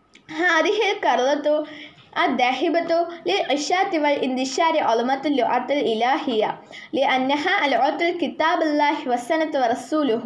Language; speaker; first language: Arabic; non-native, learner; Malayalam